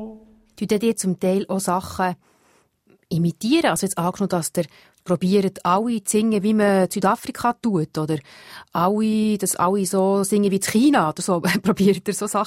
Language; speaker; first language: German; native; German